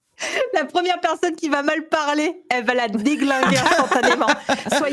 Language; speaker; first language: French; native; French